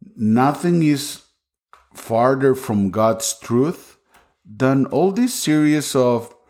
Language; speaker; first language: English; non-native, fluent; Spanish